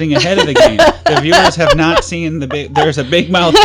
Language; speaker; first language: English; native; English